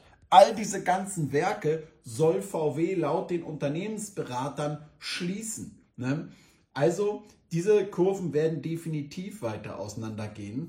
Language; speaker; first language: German; native; German